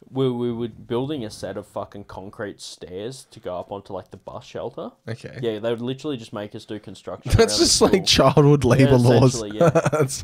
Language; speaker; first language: English; native; English